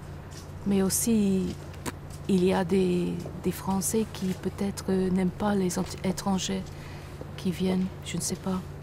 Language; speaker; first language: French; non-native, fluent; English